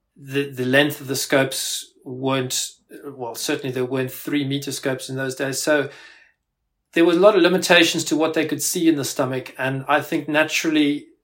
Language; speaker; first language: English; native; English